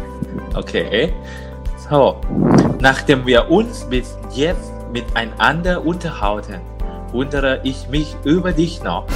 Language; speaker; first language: German; non-native, learner; Thai